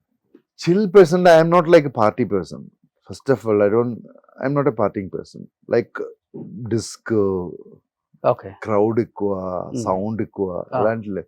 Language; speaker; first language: Telugu; non-native, local second language; Malayalam